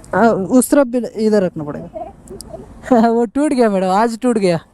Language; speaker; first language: Hindi; non-native, local second language; Kannada